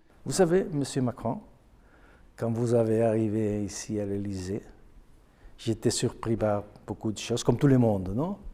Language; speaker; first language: French; non-native, fluent; Spanish